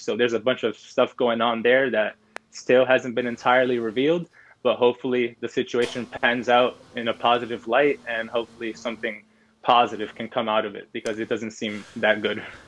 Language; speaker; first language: English; early bilingual, other home language; Spanish